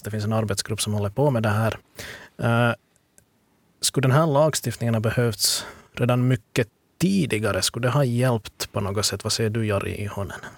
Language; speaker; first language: Swedish; native; Swedish